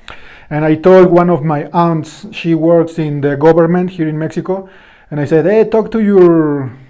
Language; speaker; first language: English; non-native, fluent; Spanish